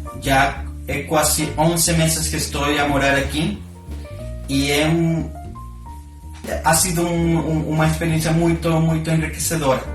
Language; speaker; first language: Portuguese; non-native, learner; Spanish